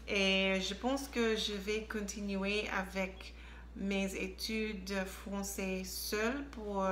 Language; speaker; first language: French; non-native, learner; English